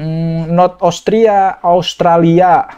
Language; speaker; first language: English; non-native, learner; Indonesian